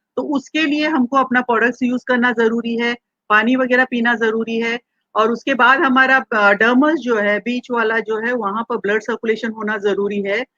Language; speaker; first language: Hindi; non-native, local second language; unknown